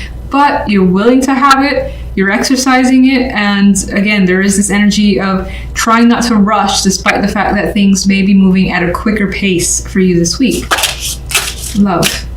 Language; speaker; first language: English; native; English